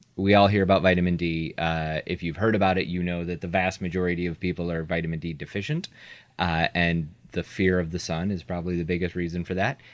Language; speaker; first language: English; native; English